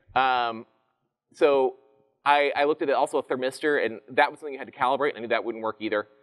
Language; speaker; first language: English; native; English